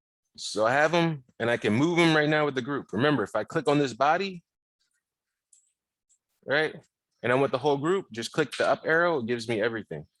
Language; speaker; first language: English; native; English